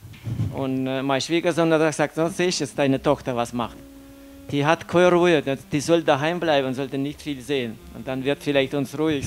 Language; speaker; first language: German; non-native, fluent; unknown